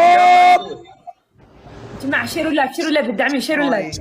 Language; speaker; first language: Arabic; native; Arabic